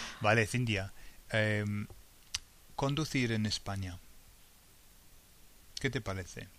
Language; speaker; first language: Spanish; non-native, fluent; English